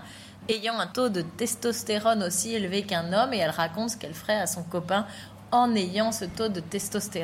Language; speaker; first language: French; native; French